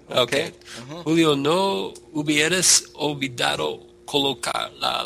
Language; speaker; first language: Spanish; non-native, learner; English